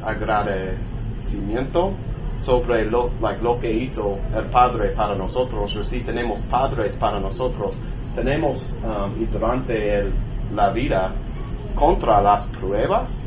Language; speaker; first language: Spanish; non-native, learner; English